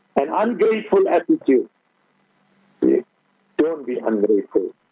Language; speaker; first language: English; native; English